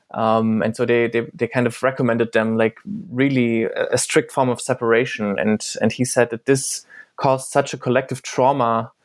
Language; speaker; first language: English; non-native, fluent; German